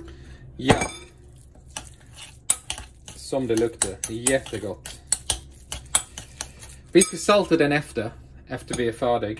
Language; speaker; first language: Swedish; non-native, fluent; English